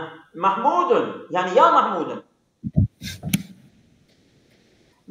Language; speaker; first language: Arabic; non-native, fluent; Turkish